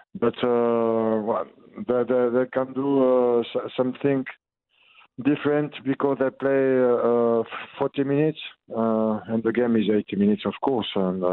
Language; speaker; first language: English; non-native, learner; French